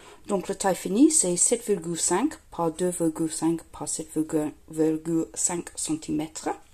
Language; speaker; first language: French; non-native, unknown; English